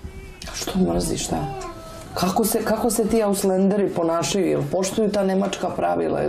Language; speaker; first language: Serbian; native; Serbian